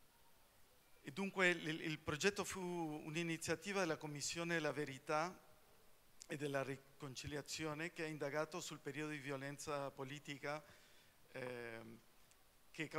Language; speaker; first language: Italian; non-native, fluent; Spanish